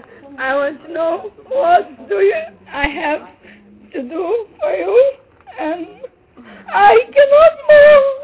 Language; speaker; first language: English; non-native, fluent; Dutch